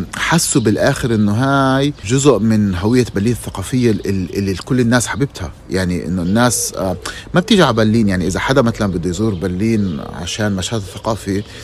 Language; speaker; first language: Arabic; native; Arabic